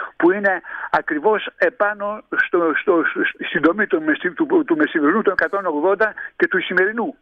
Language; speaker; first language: Greek; native; Greek